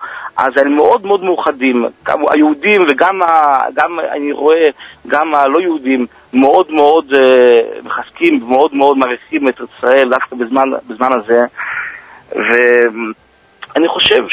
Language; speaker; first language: Hebrew; early bilingual, heritage; Hebrew